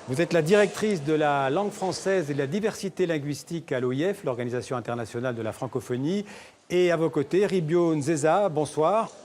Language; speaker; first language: French; native; French